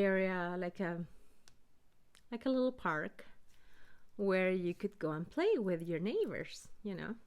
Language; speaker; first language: English; early bilingual, other home language; Spanish